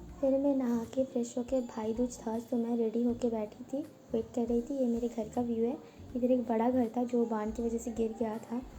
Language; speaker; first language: Hindi; non-native, local second language; Bangla